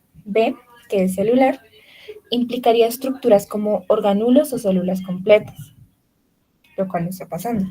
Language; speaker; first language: Spanish; native; Spanish